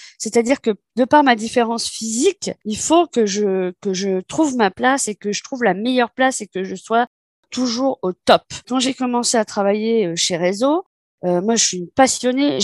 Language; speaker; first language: French; native; French